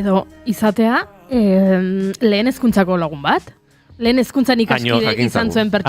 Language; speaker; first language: Basque; native; Basque